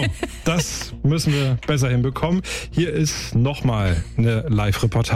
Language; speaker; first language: German; native; German